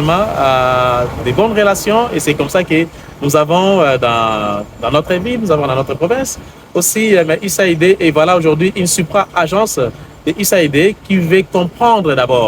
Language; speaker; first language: French; non-native, local second language; Swahili